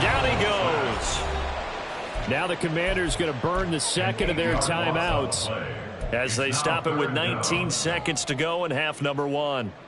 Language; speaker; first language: English; native; English